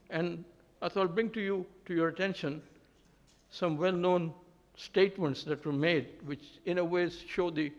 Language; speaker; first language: English; native; English